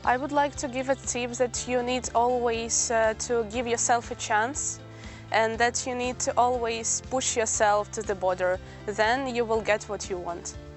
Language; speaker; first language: English; non-native, fluent; Persian